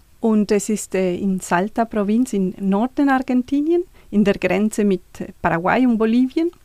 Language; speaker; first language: German; non-native, fluent; Spanish